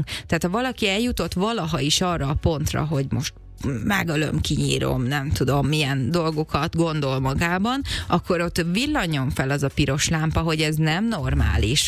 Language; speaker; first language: Hungarian; native; Hungarian